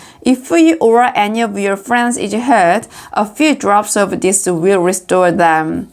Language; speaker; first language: English; non-native, fluent; Korean